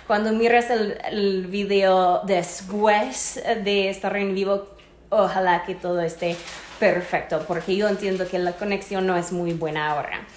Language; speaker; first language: Spanish; non-native, fluent; English